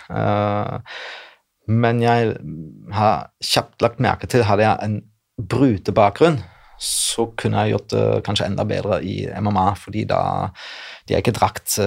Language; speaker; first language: Norwegian; non-native, fluent; German